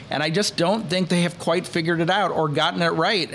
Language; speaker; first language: English; native; English